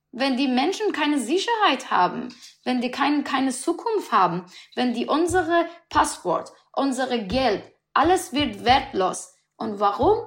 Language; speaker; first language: German; non-native, learner; Persian